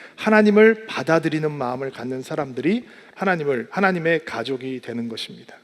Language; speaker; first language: Korean; native; Korean